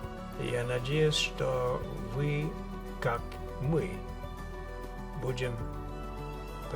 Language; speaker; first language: Russian; non-native, fluent; English